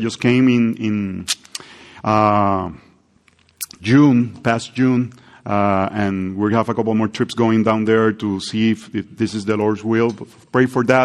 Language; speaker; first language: English; non-native, fluent; Spanish